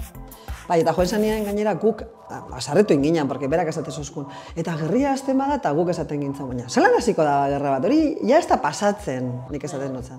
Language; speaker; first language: Basque; native; Basque